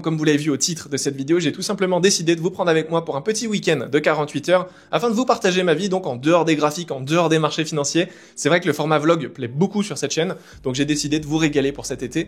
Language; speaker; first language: French; native; French